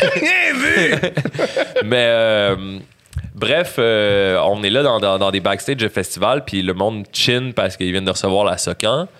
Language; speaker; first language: French; native; French